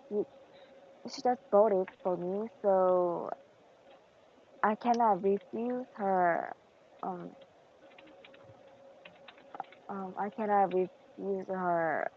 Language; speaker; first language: English; non-native, learner; Korean